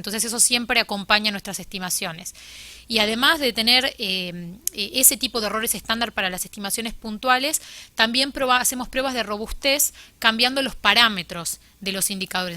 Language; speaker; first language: Spanish; native; Spanish